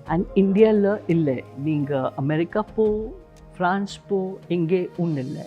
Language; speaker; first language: Tamil; non-native, learner; Hindi